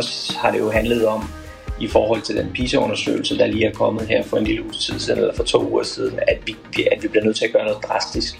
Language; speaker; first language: Danish; native; Danish